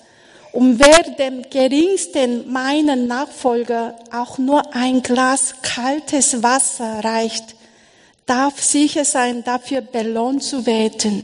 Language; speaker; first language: German; non-native, learner; Korean